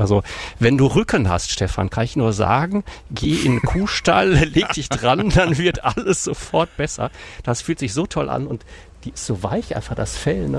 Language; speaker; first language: German; native; German